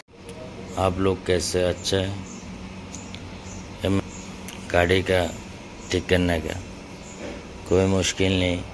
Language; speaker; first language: Hindi; non-native, local second language; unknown